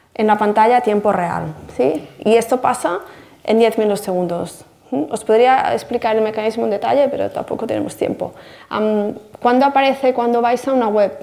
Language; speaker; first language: Spanish; native; Spanish